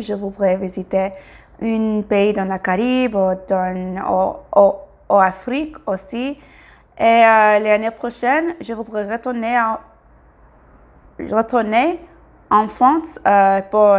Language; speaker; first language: French; non-native, learner; English